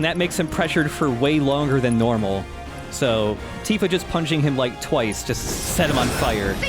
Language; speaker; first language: English; native; English